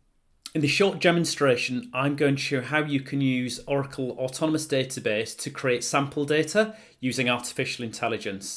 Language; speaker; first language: English; native; English